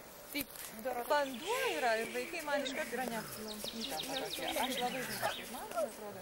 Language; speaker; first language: Lithuanian; native; Lithuanian